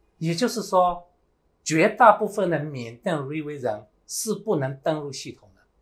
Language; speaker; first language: Chinese; early bilingual, heritage; Chinese